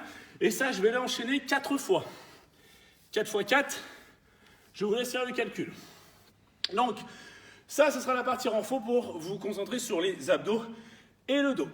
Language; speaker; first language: French; native; French